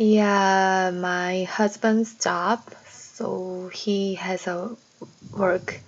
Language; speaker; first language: English; non-native, learner; Korean